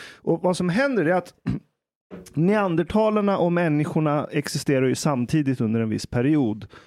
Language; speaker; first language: Swedish; early bilingual, other home language; Persian